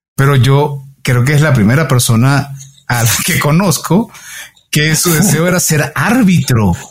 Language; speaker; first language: Spanish; native; Spanish